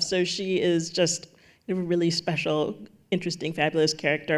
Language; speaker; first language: English; native; English